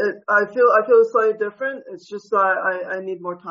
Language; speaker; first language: English; non-native, local second language; Min Nan Chinese